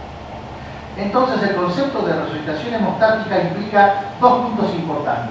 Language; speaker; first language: Spanish; native; Spanish